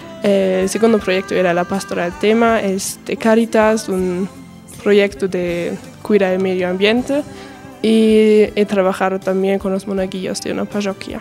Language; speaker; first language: Spanish; non-native, fluent; German